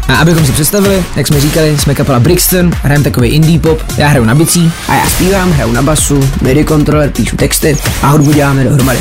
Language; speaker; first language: Czech; native; Czech